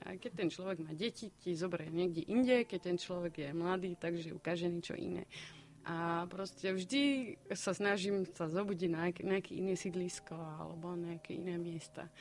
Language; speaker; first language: Slovak; non-native, fluent; Dutch